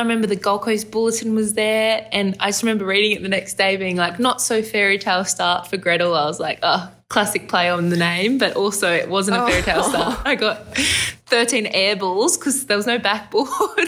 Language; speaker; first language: English; native; English